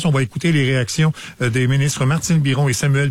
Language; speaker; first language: French; native; French